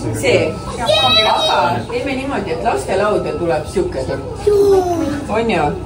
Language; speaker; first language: Estonian; native; Estonian